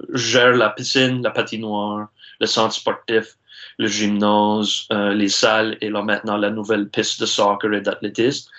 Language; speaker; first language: French; native; French